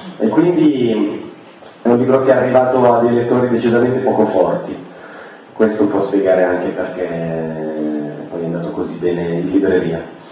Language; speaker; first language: Italian; native; Italian